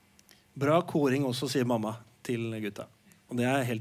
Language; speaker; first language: Norwegian; native; Norwegian